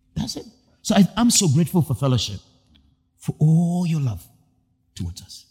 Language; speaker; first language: English; non-native, local second language; Ganda